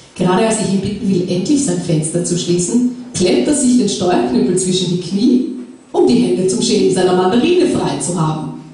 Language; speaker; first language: German; native; German